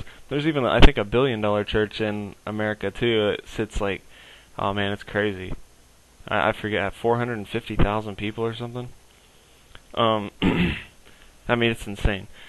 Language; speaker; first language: English; native; English